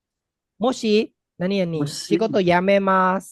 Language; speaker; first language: Japanese; non-native, fluent; Khmer